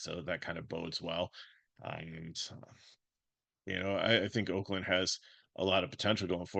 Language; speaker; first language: English; native; English